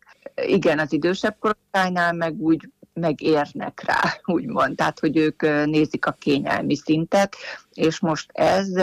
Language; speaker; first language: Hungarian; native; Hungarian